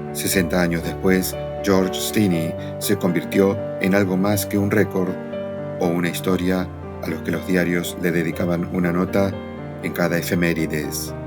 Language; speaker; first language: Spanish; native; Spanish